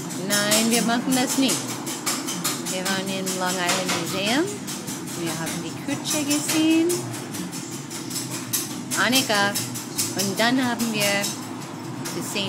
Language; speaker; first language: German; non-native, learner; English